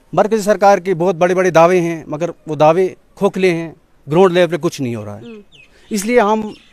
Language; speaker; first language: Hindi; non-native, local second language; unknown